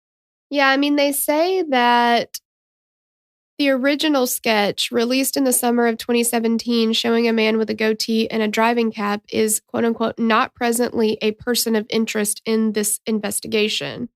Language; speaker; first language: English; native; English